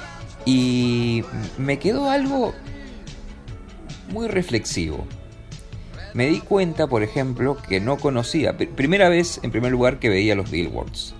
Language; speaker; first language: Spanish; native; Spanish